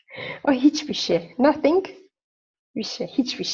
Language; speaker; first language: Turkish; non-native, fluent; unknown